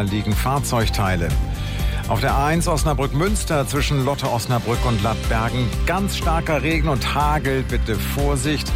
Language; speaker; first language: German; native; German